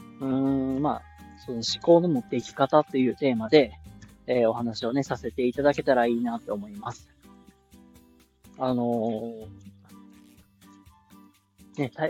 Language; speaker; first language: Japanese; native; Japanese